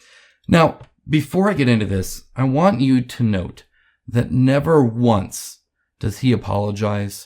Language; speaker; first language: English; native; English